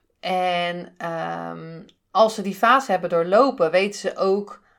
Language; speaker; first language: Dutch; native; Dutch